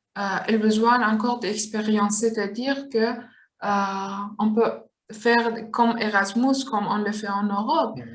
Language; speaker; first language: French; non-native, learner; Kurdish